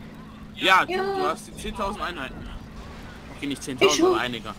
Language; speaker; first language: German; native; German